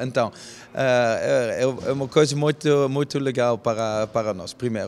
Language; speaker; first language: Portuguese; non-native, learner; Dutch